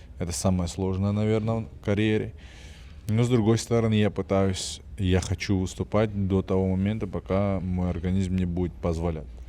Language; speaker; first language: Russian; non-native, fluent; Georgian